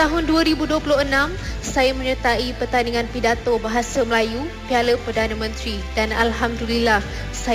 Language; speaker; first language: Malay; non-native, fluent; Urdu